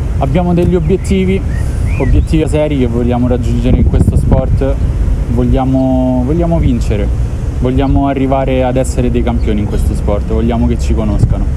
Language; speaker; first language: Italian; early bilingual, other home language; Ukrainian